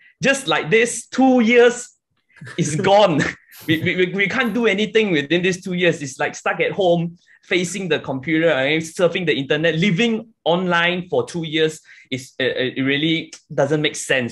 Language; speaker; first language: English; non-native, local second language; Chinese